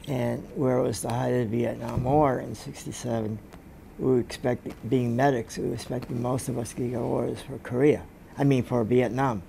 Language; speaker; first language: English; native; English